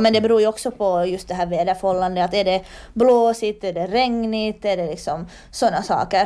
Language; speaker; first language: Swedish; native; Swedish